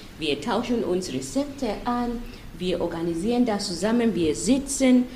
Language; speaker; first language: German; non-native, fluent; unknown